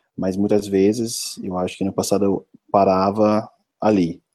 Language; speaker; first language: Portuguese; non-native, fluent; English